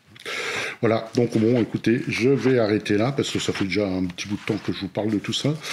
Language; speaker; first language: French; native; French